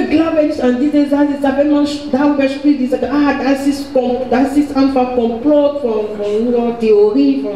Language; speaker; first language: German; non-native, learner; French